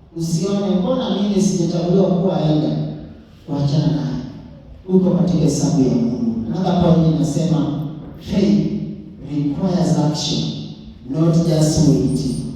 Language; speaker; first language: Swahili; non-native, local second language; Luo (Kenya and Tanzania)